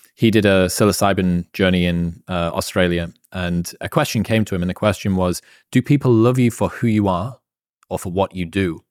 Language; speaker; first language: English; native; English